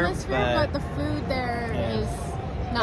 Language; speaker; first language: English; native; English